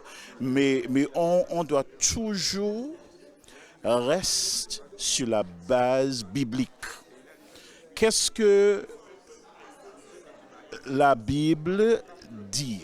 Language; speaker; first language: French; non-native, local second language; English